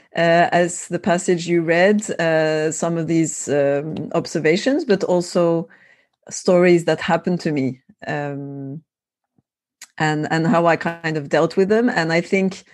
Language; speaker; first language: English; non-native, fluent; French